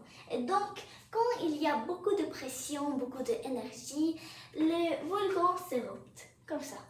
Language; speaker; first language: French; non-native, fluent; English